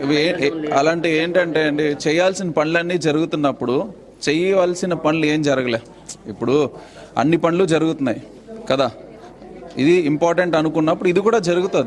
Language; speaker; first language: Telugu; native; Telugu